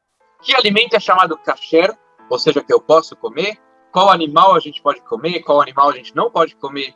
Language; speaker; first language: Portuguese; native; Portuguese